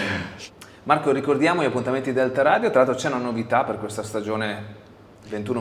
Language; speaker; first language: Italian; native; Italian